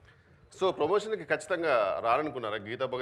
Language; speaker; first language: Telugu; native; Telugu